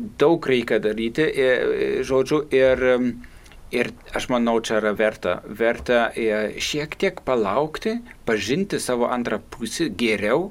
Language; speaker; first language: Lithuanian; non-native, fluent; German